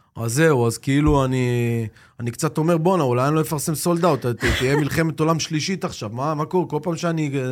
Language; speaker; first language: Hebrew; native; Hebrew